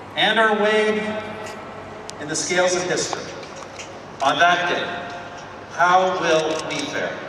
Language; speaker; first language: English; native; English